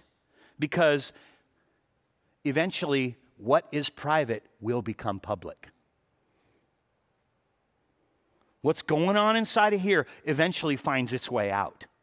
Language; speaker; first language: English; native; English